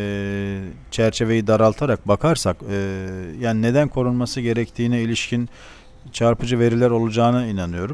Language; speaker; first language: Turkish; native; Turkish